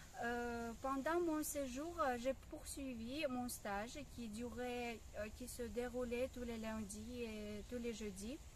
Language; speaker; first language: French; non-native, fluent; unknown